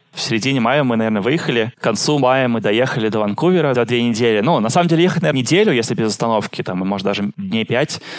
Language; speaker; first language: Russian; native; Russian